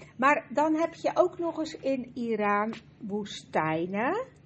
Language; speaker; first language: Dutch; native; Dutch